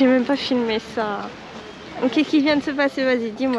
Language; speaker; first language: French; native; French